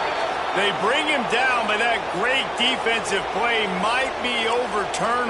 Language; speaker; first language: English; native; English